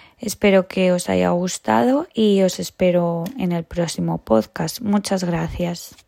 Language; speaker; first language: Spanish; native; Spanish